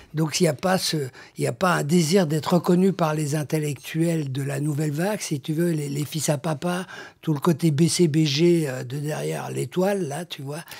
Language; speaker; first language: French; native; French